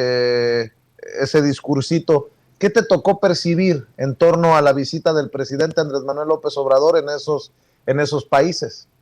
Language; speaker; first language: Spanish; native; Spanish